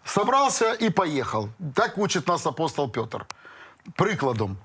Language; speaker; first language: Ukrainian; non-native, local second language; Russian